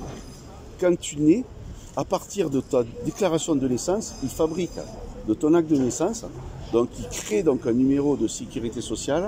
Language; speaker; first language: French; native; French